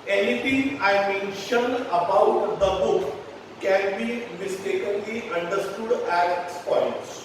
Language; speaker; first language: English; non-native, local second language; Marathi